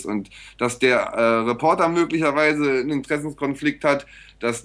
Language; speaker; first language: German; native; German